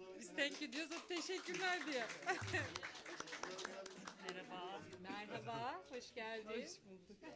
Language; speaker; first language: Turkish; native; Turkish